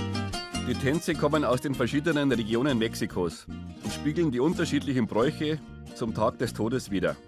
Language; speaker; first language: German; native; German